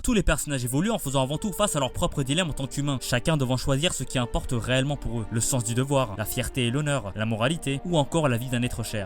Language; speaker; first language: French; native; French